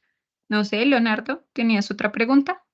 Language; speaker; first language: Spanish; native; Spanish